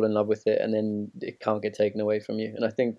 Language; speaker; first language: English; native; English